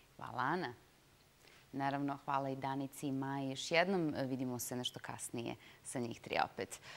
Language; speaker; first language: Serbian; native; Serbian